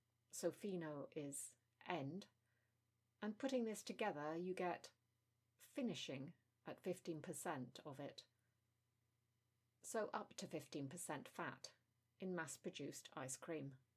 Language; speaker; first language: English; native; English